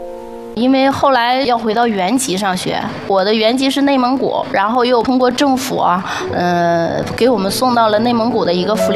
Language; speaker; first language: Chinese; native; Chinese